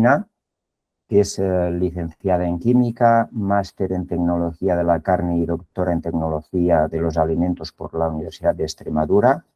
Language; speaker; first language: Spanish; native; Spanish